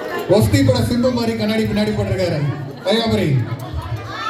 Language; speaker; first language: Tamil; native; Tamil